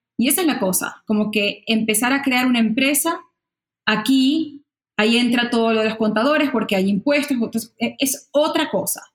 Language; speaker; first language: Spanish; native; Spanish